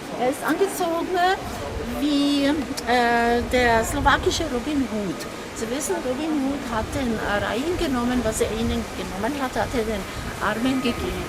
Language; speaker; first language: German; non-native, local second language; Slovak